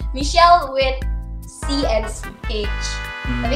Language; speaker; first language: English; non-native, learner; Indonesian